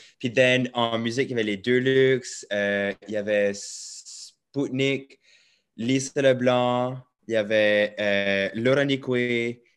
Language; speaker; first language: French; native; French